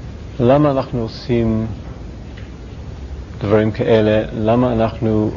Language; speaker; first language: Hebrew; non-native, learner; English